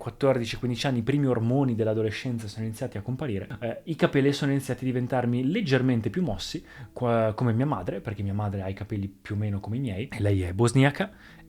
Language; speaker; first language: Italian; native; Italian